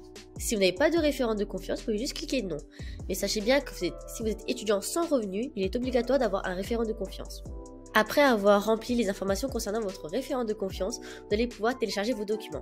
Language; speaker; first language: French; native; French